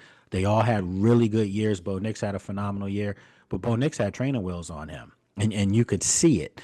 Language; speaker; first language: English; native; English